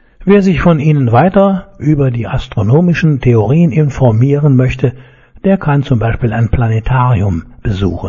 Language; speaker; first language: German; native; German